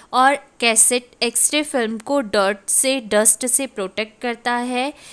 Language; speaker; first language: Hindi; native; Hindi